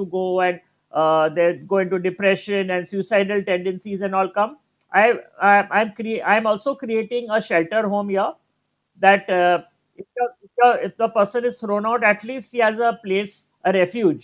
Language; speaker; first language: English; non-native, local second language; Gujarati